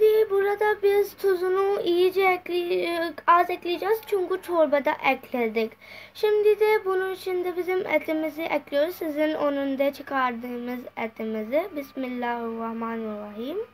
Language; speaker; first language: Turkish; non-native, fluent; Urdu